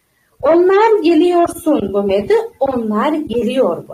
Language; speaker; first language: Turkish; non-native, fluent; Uzbek